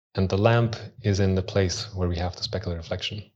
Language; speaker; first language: English; early bilingual, other home language; Swiss German